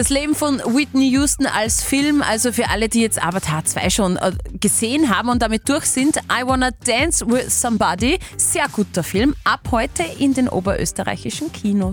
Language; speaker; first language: German; native; German